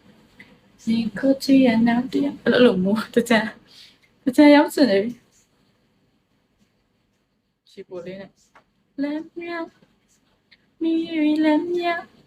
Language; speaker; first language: Burmese; native; Burmese